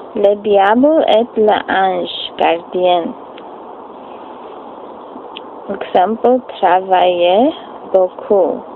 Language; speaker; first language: French; non-native, learner; English